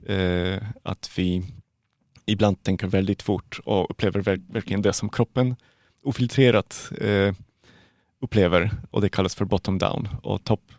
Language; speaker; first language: Swedish; non-native, fluent; Polish